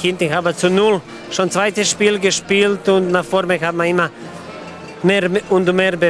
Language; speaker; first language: German; non-native, fluent; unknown